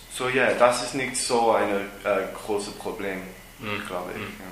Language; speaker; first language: German; non-native, learner; English